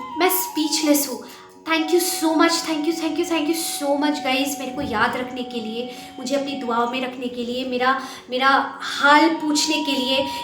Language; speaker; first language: Hindi; non-native, local second language; Bangla